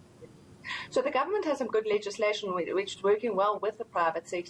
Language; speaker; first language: English; native; English